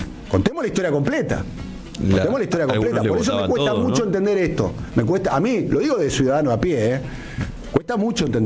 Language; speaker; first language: Spanish; native; Spanish